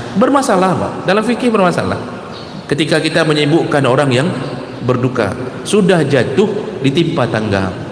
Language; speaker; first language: Malay; non-native, local second language; Achinese